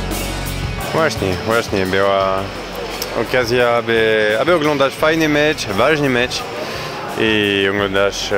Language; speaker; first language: Polish; non-native, learner; French